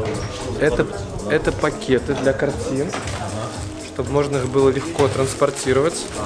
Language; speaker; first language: Russian; native; Russian